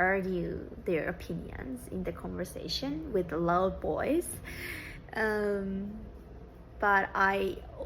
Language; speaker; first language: English; non-native, fluent; Japanese